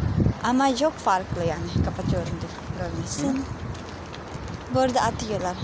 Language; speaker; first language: Turkish; non-native, learner; Filipino